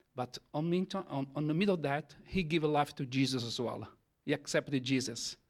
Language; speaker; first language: English; non-native, learner; Italian